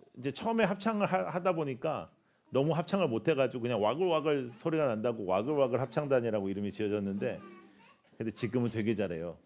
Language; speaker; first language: Korean; native; Korean